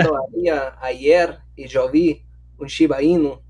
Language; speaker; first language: Spanish; non-native, fluent; English